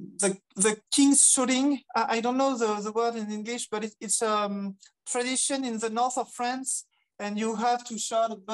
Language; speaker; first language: English; non-native, fluent; French